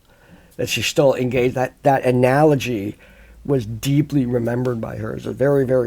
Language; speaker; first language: English; native; English